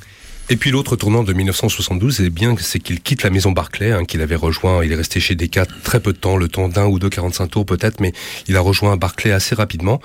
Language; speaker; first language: French; native; French